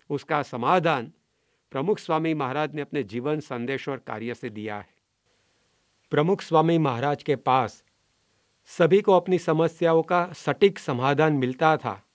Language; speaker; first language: Hindi; non-native, local second language; Gujarati